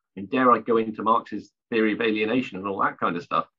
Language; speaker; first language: English; native; English